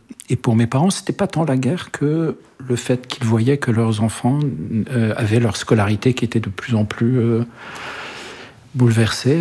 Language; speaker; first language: French; early bilingual, other home language; Arabic